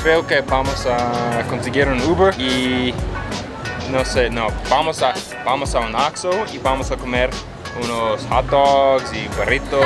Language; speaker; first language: Spanish; non-native, learner; English